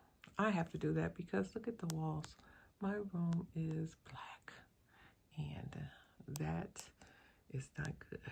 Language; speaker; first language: English; native; English